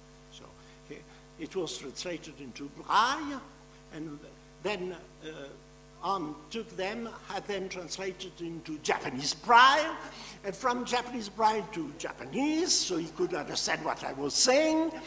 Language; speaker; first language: English; non-native, fluent; French